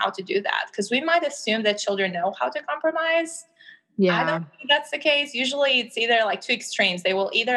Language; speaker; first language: English; non-native, fluent; Albanian